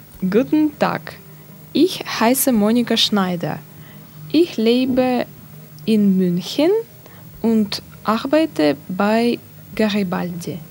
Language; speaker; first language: German; non-native, learner; Russian